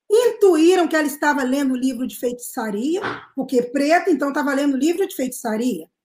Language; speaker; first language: Portuguese; native; Portuguese